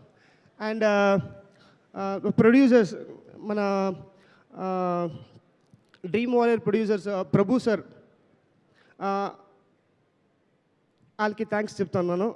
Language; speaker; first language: Telugu; non-native, learner; Kannada